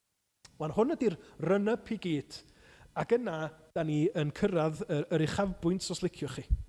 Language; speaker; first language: Welsh; native; Welsh